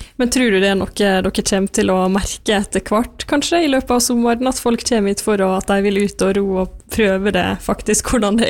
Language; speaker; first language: Norwegian; native; Norwegian